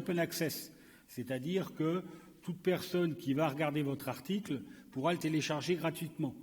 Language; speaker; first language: French; native; French